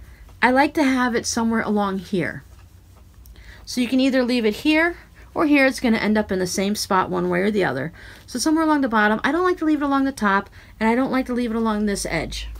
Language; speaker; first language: English; native; English